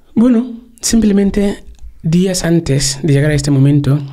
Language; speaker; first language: Spanish; non-native, fluent; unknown